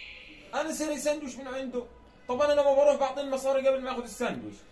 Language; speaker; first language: Arabic; native; Arabic